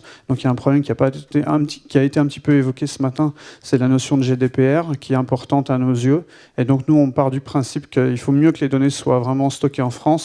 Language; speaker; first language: French; native; French